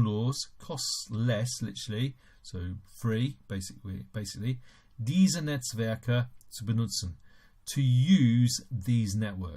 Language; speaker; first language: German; non-native, fluent; English